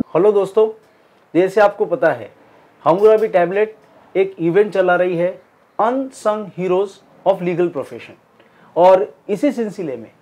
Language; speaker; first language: Hindi; non-native, local second language; Marathi